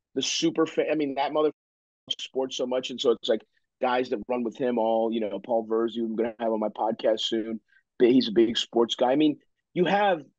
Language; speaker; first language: English; native; English